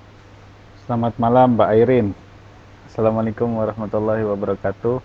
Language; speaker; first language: Indonesian; native; Indonesian